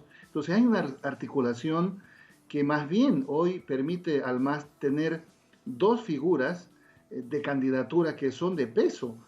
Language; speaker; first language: Spanish; native; Spanish